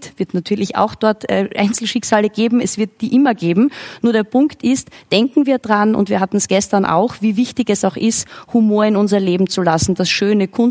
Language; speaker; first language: German; native; German